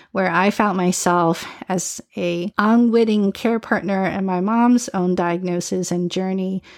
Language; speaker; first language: English; early bilingual, other home language; Chinese